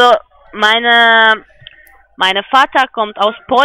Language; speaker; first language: German; non-native, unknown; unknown